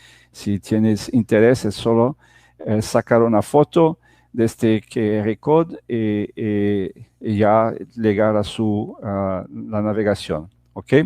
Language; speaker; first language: Spanish; non-native, fluent; Portuguese